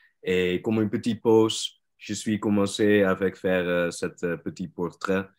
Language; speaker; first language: French; non-native, learner; Dutch